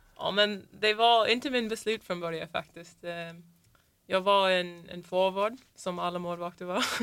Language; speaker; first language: Swedish; non-native, learner; English